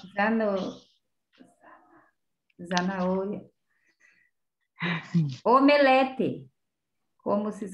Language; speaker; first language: Spanish; non-native, learner; Portuguese